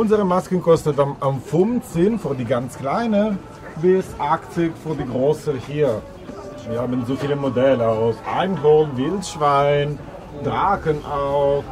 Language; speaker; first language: German; non-native, learner; Italian